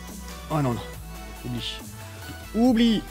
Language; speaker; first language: French; native; French